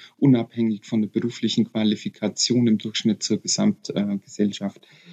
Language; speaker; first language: German; native; German